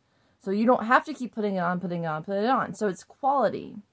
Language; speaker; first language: English; native; English